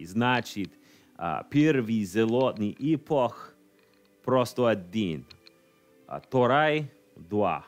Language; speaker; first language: Russian; non-native, learner; English